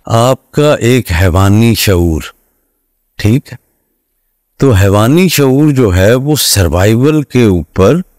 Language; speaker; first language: Urdu; non-native, local second language; Punjabi